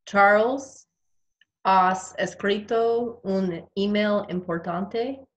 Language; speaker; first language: Spanish; non-native, learner; English